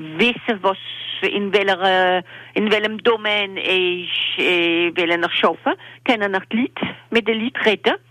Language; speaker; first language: German; non-native, local second language; French